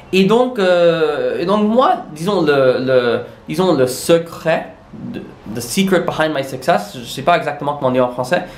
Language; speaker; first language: French; non-native, local second language; English